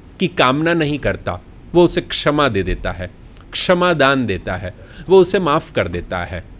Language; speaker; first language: Hindi; non-native, local second language; Gujarati